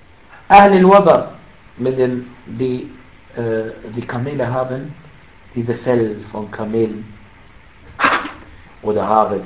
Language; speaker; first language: German; non-native, fluent; Arabic